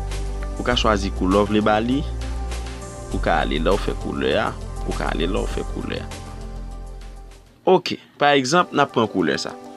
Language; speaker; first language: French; non-native, learner; Haitian Creole